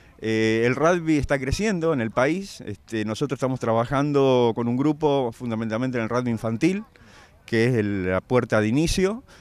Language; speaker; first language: Spanish; native; Spanish